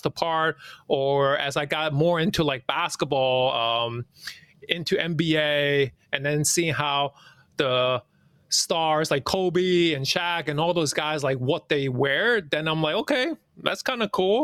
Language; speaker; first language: English; early bilingual, other home language; Cantonese